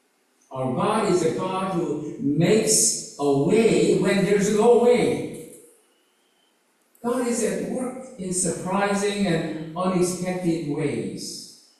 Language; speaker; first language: English; non-native, fluent; Korean